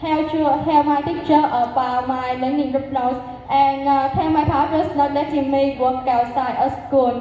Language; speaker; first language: English; non-native, learner; Vietnamese